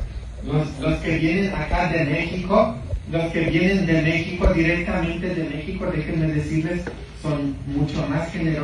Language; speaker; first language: Spanish; non-native, fluent; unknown